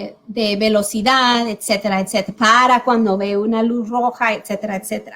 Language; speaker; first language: Spanish; early bilingual, heritage; Spanish